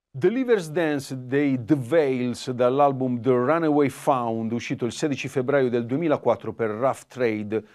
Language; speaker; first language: Italian; native; Italian